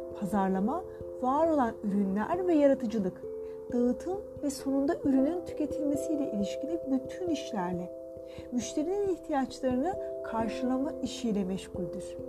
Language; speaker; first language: Turkish; native; Turkish